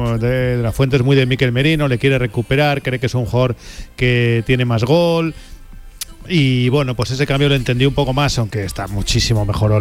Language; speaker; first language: Spanish; native; Spanish